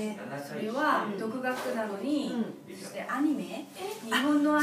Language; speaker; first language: Japanese; non-native, fluent; Korean